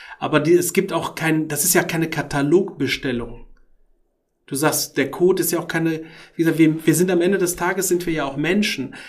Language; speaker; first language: German; early bilingual, other home language; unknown